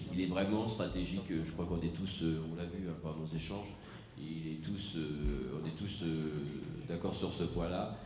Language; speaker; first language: French; native; French